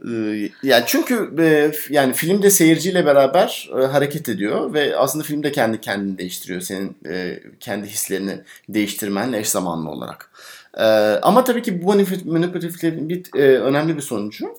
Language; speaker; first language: Turkish; native; Turkish